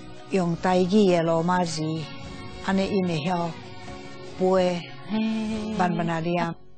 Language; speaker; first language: Chinese; non-native, fluent; Finnish